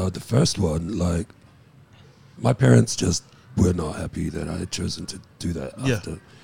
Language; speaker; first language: English; non-native, local second language; Samoan